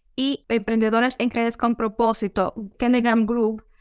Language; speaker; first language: Spanish; native; Spanish